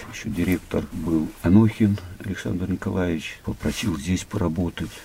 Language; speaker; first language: Russian; native; Russian